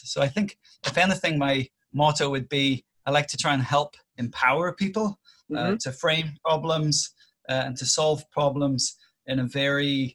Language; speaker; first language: English; native; English